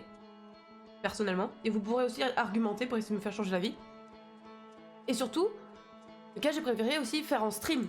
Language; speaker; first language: French; native; French